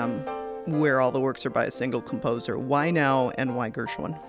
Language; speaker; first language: English; native; English